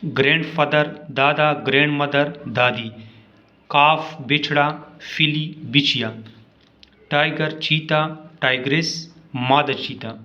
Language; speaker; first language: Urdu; non-native, local second language; Pashto